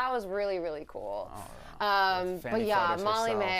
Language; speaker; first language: English; native; English